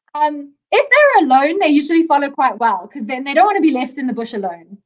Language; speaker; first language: English; native; English